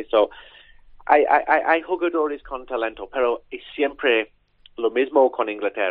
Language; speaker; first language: Spanish; non-native, learner; English